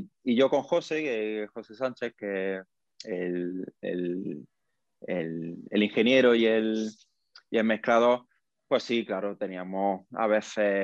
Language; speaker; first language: Spanish; native; Spanish